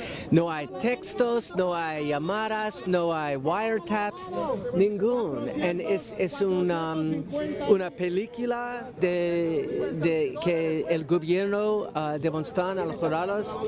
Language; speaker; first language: Spanish; non-native, learner; English